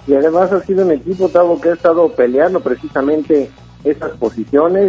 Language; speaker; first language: Spanish; native; Spanish